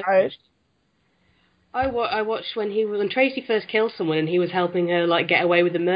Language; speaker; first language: English; native; English